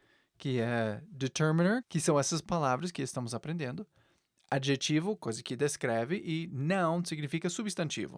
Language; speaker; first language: Portuguese; non-native, fluent; English